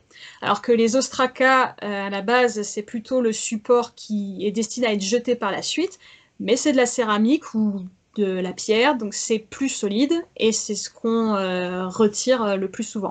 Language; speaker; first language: French; native; French